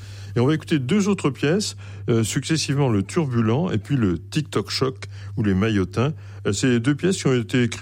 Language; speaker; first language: French; native; French